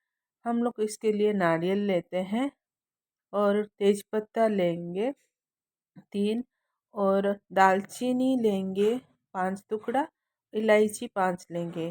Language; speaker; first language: Hindi; non-native, local second language; Odia